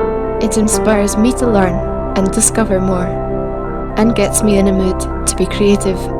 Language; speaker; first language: English; native; English